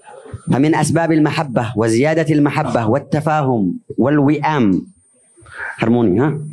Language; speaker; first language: Arabic; native; Arabic